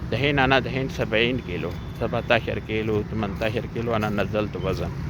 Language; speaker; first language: Arabic; non-native, learner; Urdu